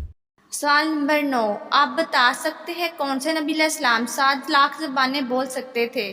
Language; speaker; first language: Urdu; native; Urdu